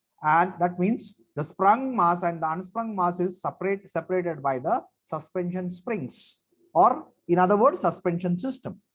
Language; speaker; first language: English; non-native, local second language; Marathi